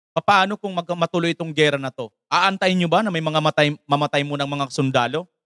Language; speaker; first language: Filipino; native; Filipino